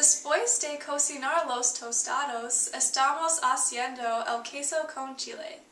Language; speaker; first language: Spanish; non-native, learner; English